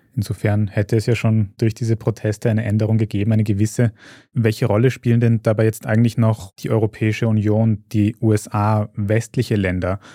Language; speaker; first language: German; native; German